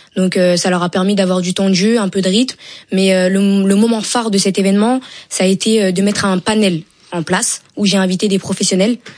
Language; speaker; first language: French; early bilingual, other home language; Wolof